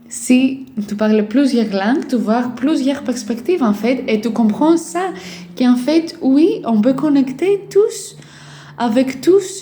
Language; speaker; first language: French; non-native, fluent; Greek